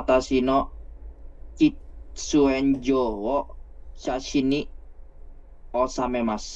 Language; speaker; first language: Japanese; non-native, learner; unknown